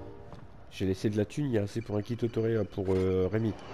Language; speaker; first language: French; native; French